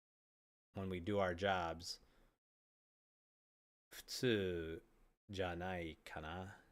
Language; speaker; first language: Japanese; non-native, learner; English